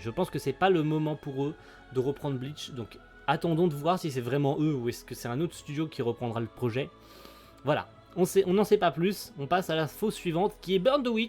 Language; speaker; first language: French; native; French